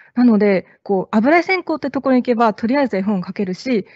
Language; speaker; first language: Japanese; native; Japanese